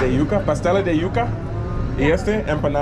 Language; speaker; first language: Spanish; non-native, learner; English